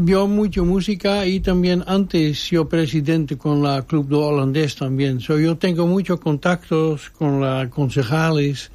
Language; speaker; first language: Spanish; non-native, learner; Dutch